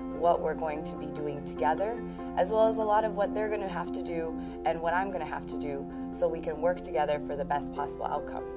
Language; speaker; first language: English; native; English